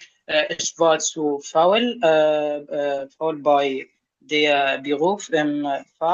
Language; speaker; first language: German; non-native, learner; Arabic